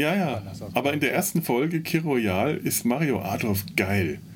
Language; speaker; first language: German; native; German